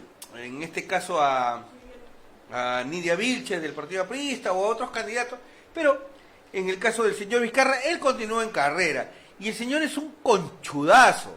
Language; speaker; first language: Spanish; native; Spanish